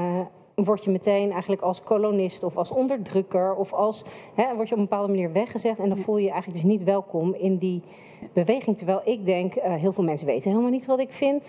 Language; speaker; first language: Dutch; native; Dutch